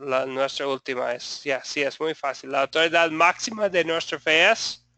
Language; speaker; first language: Spanish; non-native, fluent; English